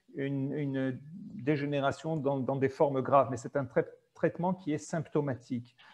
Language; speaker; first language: French; native; French